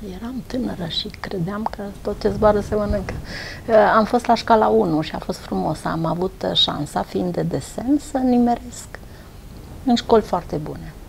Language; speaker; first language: Romanian; native; Romanian